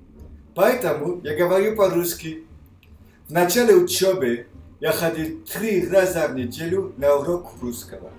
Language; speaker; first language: Russian; non-native, fluent; French